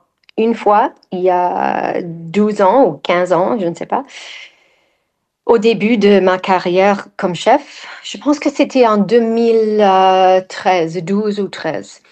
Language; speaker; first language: French; non-native, fluent; English